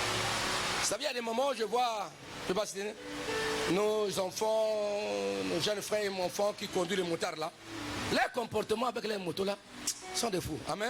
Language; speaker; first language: French; non-native, local second language; Lingala